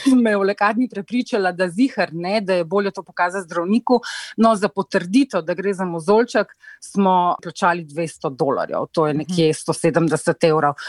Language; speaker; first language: Slovenian; native; Slovenian